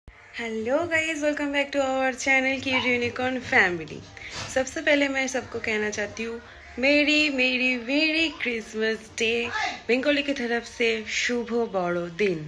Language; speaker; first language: Hindi; non-native, local second language; Bangla